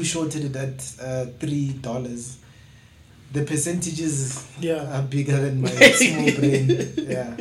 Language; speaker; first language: English; non-native, local second language; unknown